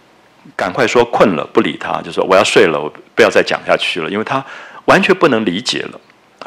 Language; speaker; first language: Chinese; native; Chinese